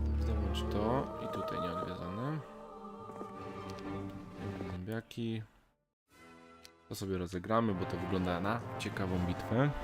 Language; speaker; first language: Polish; native; Polish